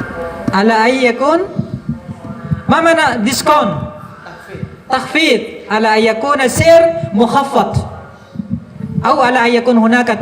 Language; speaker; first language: Arabic; non-native, fluent; Indonesian